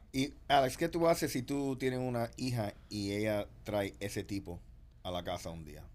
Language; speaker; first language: Spanish; early bilingual, heritage; Spanish